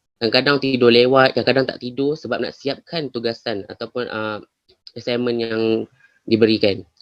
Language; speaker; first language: Malay; native; Malay